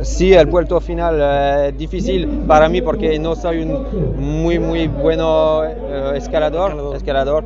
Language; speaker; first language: Spanish; non-native, learner; French